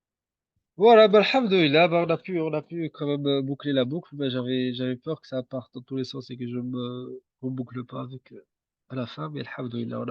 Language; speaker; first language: French; native; French